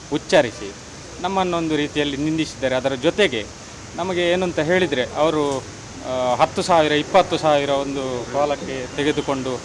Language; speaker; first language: Kannada; non-native, local second language; Tulu